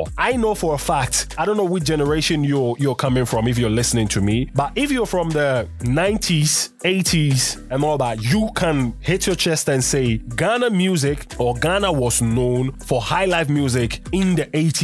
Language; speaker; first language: English; non-native, local second language; Akan